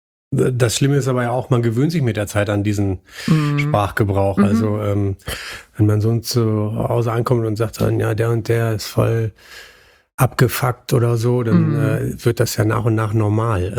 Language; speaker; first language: German; native; German